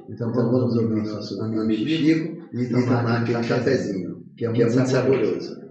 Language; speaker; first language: Portuguese; native; Portuguese